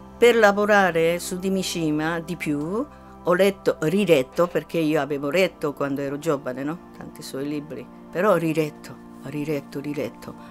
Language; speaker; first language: Italian; non-native, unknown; Japanese